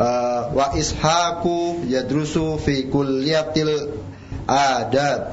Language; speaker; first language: Arabic; non-native, learner; Indonesian